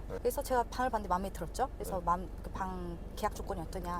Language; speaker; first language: Korean; native; Korean